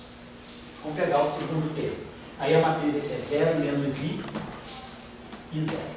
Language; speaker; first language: Portuguese; native; Portuguese